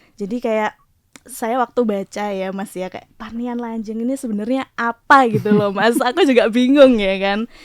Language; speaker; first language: Indonesian; native; Indonesian